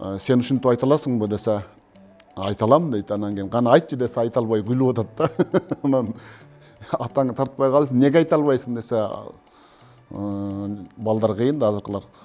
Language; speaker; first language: Kyrgyz; native; Kyrgyz